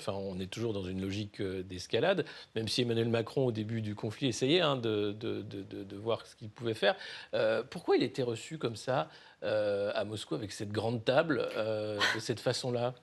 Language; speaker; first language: French; native; French